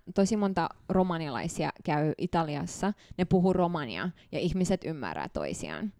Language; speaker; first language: Finnish; non-native, fluent; Romanian